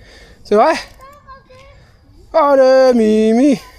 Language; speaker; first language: French; native; French